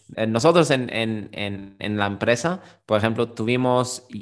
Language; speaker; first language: Spanish; non-native, fluent; German